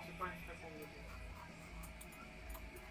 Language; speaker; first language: French; non-native, learner; Chinese